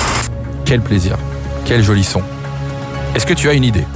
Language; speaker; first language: French; native; French